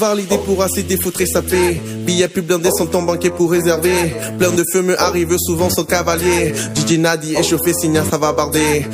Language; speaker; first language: French; non-native, local second language; Ewe